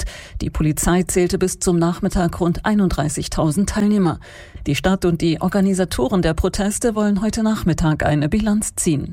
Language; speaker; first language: German; native; German